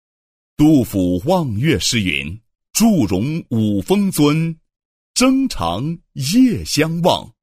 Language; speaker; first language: Chinese; native; Chinese